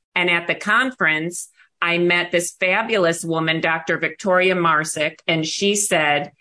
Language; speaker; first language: English; native; English